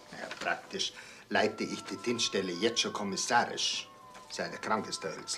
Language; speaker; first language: German; native; German